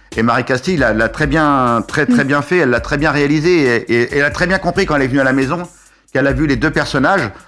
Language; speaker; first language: French; native; French